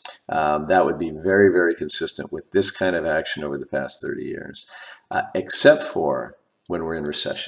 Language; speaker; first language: English; native; English